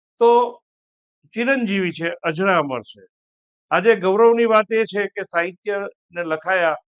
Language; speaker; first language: Gujarati; native; Gujarati